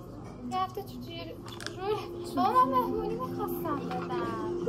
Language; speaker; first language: Persian; native; Persian